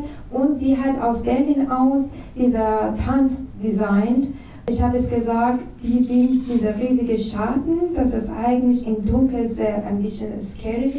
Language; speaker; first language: German; non-native, fluent; Persian